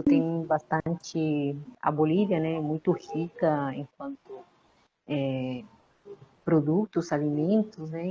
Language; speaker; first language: Portuguese; non-native, fluent; Spanish